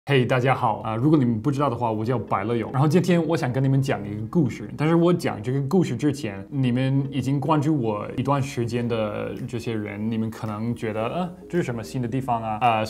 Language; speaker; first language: Chinese; non-native, fluent; English